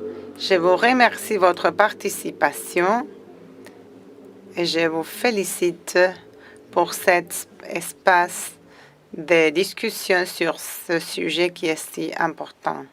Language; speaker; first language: French; non-native, fluent; Spanish